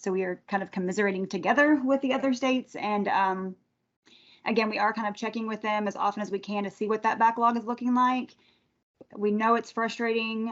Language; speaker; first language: English; native; English